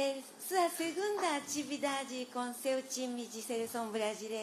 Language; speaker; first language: Portuguese; non-native, learner; Japanese